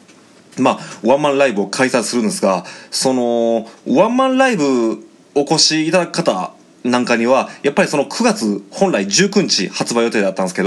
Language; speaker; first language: Japanese; native; Japanese